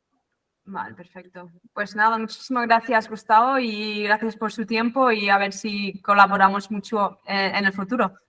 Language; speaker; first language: Spanish; non-native, fluent; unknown